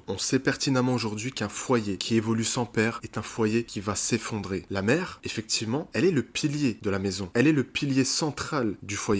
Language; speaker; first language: French; native; French